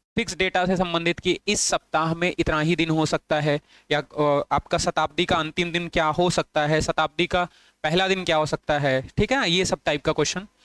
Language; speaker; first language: Hindi; native; Hindi